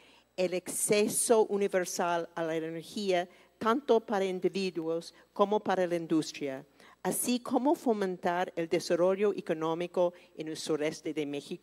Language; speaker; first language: Spanish; non-native, fluent; English